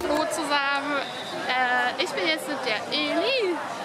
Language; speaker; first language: German; native; German